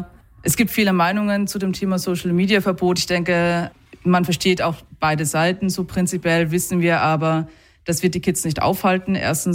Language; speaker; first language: German; native; German